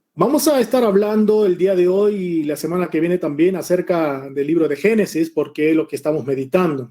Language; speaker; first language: Spanish; early bilingual, other home language; Korean